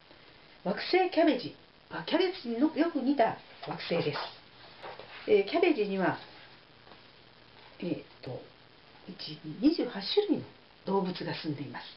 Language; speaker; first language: Japanese; native; Japanese